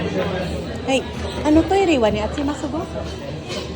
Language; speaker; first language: Japanese; non-native, learner; Filipino